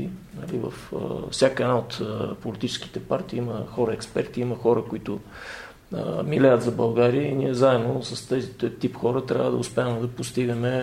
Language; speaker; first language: Bulgarian; native; Bulgarian